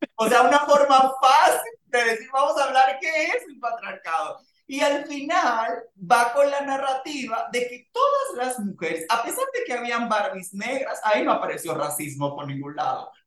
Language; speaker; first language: Spanish; native; Spanish